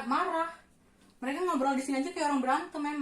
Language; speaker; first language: Indonesian; native; Indonesian